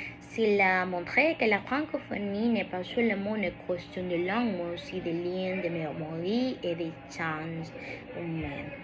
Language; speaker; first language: French; non-native, learner; Spanish